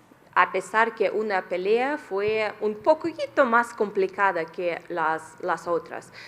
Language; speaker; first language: Spanish; non-native, fluent; Russian